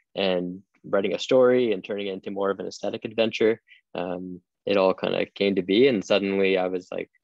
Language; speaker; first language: English; native; English